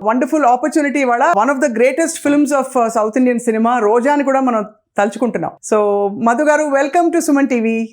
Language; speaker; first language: Telugu; native; Telugu